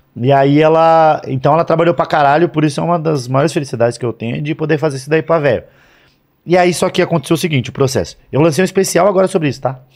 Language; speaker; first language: Portuguese; native; Portuguese